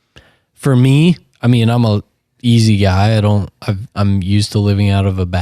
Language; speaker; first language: English; native; English